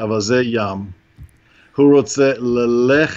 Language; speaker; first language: Hebrew; non-native, fluent; English